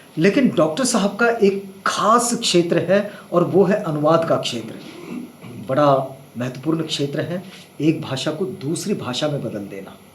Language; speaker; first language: Hindi; native; Hindi